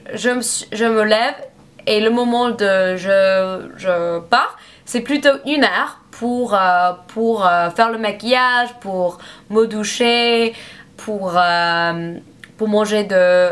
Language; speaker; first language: French; non-native, learner; English